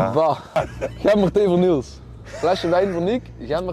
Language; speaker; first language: Dutch; native; Dutch